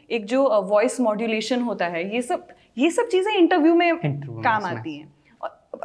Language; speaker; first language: Hindi; native; Hindi